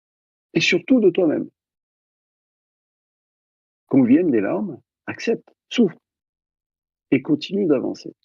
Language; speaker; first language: French; native; French